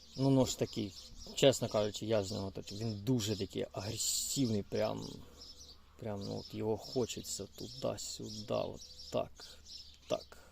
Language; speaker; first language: Ukrainian; non-native, local second language; Russian